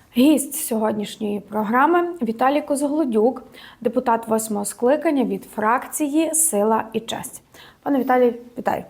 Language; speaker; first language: Ukrainian; native; Ukrainian